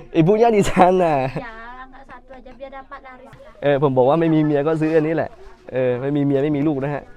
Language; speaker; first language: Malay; non-native, learner; Thai